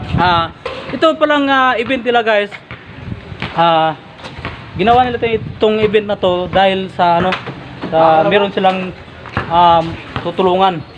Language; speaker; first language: Filipino; non-native, local second language; Cebuano